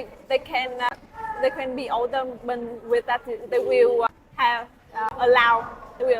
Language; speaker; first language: English; non-native, learner; Vietnamese